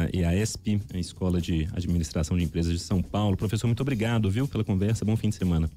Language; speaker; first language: Portuguese; native; Portuguese